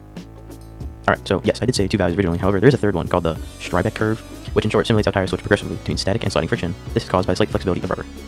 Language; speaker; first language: English; native; English